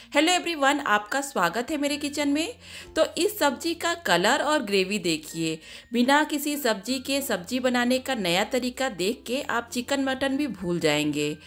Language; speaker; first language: Hindi; native; Hindi